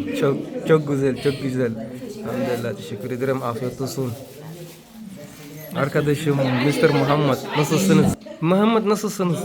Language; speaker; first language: Turkish; non-native, learner; Arabic